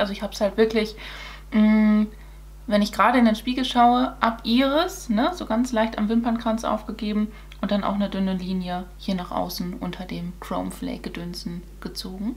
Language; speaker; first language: German; native; German